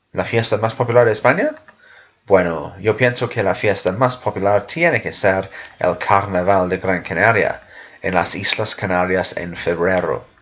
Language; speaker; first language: Spanish; non-native, fluent; English